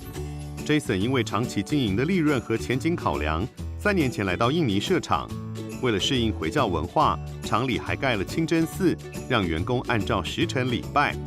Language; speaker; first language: Chinese; native; Chinese